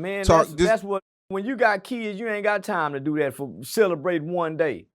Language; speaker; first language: English; native; English